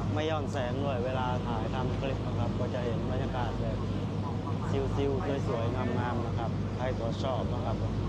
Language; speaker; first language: Thai; native; Thai